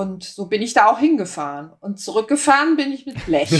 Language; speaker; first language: German; native; German